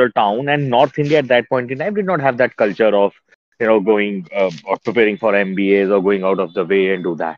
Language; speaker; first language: English; non-native, local second language; Hindi